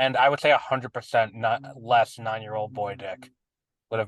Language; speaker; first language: English; native; English